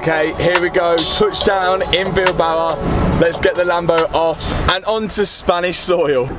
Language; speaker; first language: English; native; English